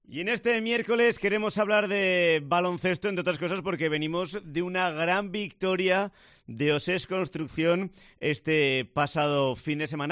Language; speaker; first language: Spanish; native; Spanish